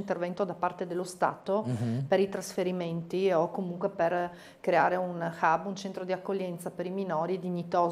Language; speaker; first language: Italian; native; Italian